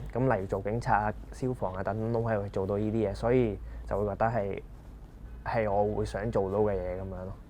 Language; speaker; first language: Cantonese; non-native, local second language; Punjabi